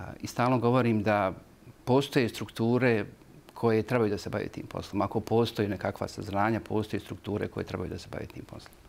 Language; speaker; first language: Croatian; native; Croatian